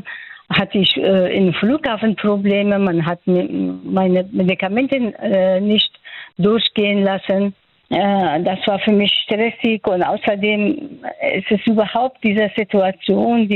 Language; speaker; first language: German; non-native, fluent; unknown